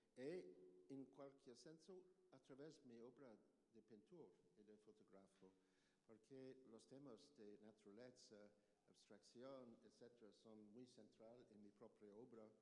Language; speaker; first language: Spanish; non-native, learner; English